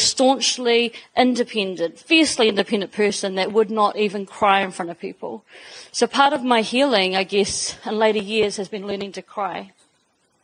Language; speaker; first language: English; native; English